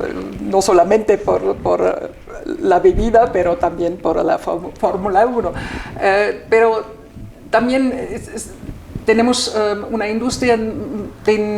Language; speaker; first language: Spanish; non-native, fluent; German